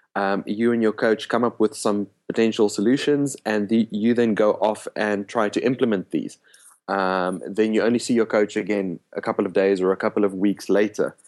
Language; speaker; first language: English; non-native, local second language; Afrikaans